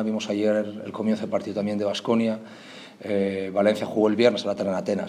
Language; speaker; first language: Spanish; native; Spanish